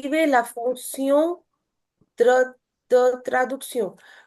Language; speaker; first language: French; non-native, learner; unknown